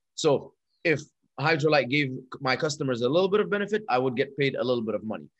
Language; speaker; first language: English; non-native, fluent; Arabic